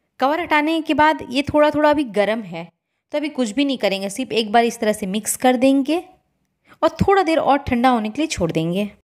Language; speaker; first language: Hindi; native; Hindi